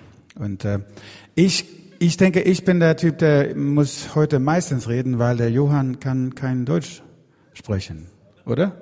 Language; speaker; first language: German; non-native, learner; Swedish